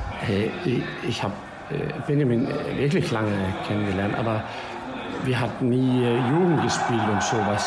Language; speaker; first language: German; non-native, learner; Danish